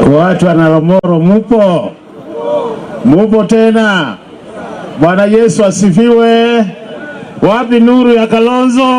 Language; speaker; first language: Swahili; non-native, local second language; Kikuyu